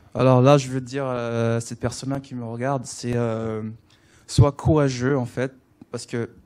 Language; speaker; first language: French; non-native, learner; English